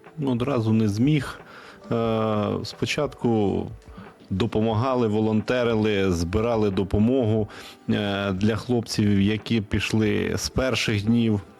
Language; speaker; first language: Ukrainian; non-native, local second language; Russian